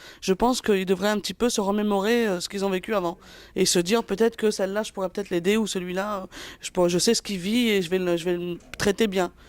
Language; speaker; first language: French; native; French